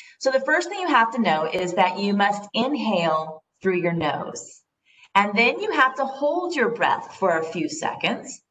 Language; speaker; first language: English; native; English